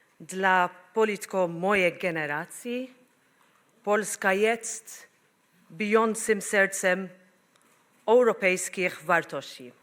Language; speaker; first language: Polish; non-native, learner; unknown